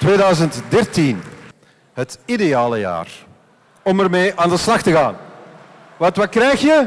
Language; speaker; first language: Dutch; native; Dutch